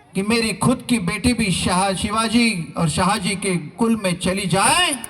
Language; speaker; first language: Hindi; non-native, local second language; Marathi